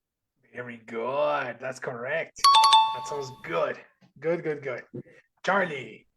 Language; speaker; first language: English; non-native, fluent; Spanish